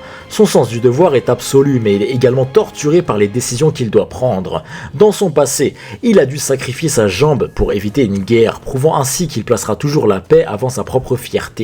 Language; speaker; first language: French; native; French